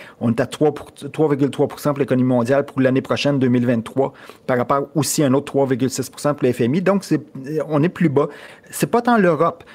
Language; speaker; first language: French; native; French